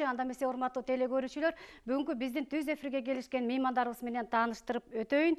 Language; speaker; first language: Kyrgyz; native; Kyrgyz